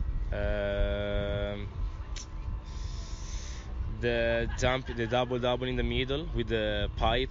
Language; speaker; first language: English; non-native, learner; Italian